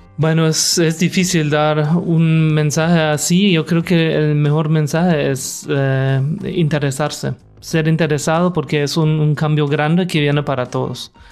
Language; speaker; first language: Spanish; non-native, fluent; German